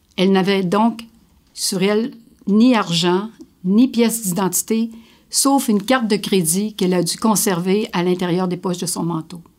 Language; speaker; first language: French; native; French